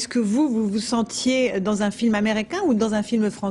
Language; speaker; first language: French; native; French